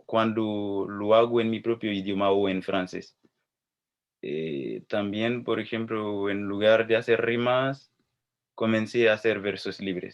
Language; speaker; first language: Spanish; non-native, fluent; Haitian Creole